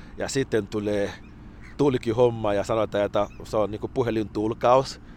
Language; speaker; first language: Finnish; non-native, fluent; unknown